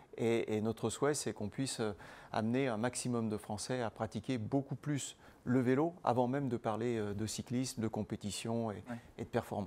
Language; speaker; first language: French; native; French